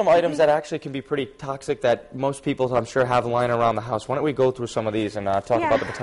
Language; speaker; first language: English; native; English